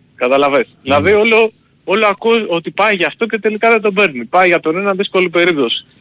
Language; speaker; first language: Greek; native; Greek